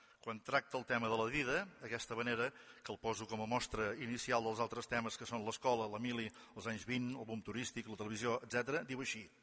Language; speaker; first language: Catalan; native; Catalan